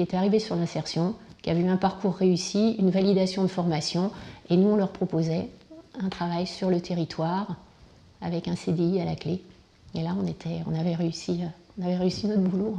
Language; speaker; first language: French; native; French